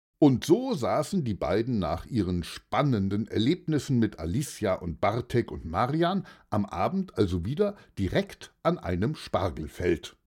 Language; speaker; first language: German; native; German